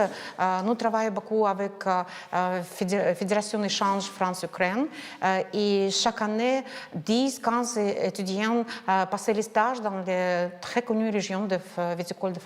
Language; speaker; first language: French; non-native, learner; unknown